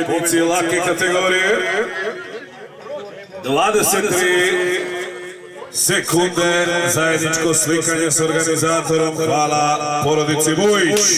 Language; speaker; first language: Serbian; native; Serbian